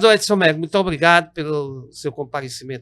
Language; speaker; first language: Portuguese; native; Portuguese